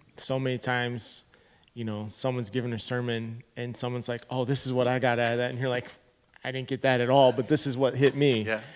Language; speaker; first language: English; native; English